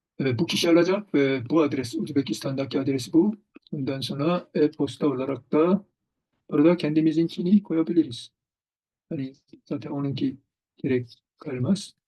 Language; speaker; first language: Turkish; non-native, fluent; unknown